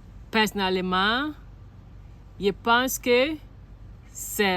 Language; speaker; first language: French; non-native, learner; Akan